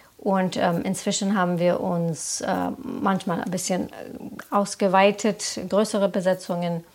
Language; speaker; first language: German; non-native, fluent; English